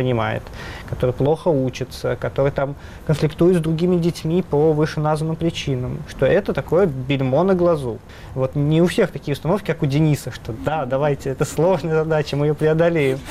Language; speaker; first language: Russian; native; Russian